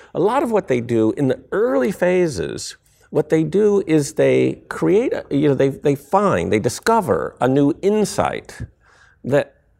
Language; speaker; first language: English; native; English